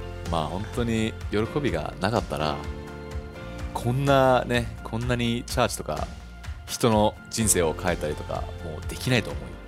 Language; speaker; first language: Japanese; early bilingual, other home language; English